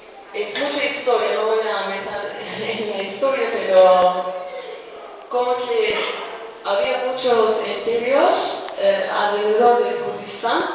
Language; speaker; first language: Spanish; non-native, fluent; Kurdish